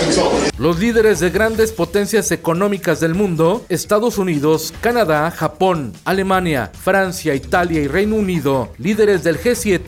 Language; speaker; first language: Spanish; native; Spanish